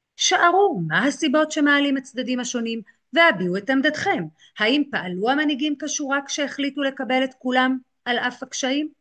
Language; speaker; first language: Hebrew; native; Hebrew